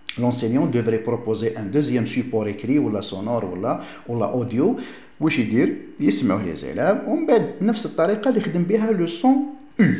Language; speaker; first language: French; non-native, local second language; Arabic